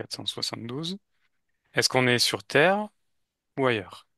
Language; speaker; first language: French; native; French